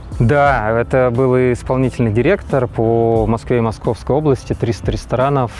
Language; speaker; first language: Russian; native; Russian